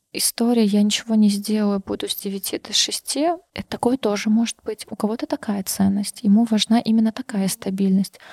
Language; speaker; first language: Russian; non-native, local second language; Karachay-Balkar